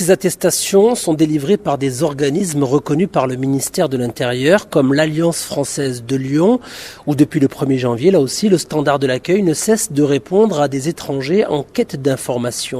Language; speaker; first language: French; native; French